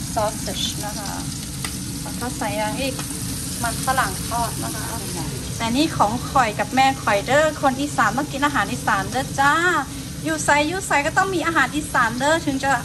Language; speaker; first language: Thai; early bilingual, heritage; Thai